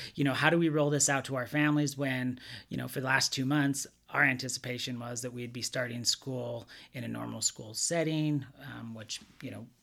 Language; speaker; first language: English; native; English